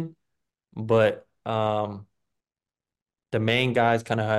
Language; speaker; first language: English; native; English